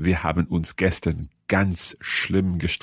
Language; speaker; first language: German; non-native, learner; English